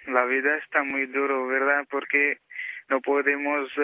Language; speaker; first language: Spanish; non-native, local second language; Punjabi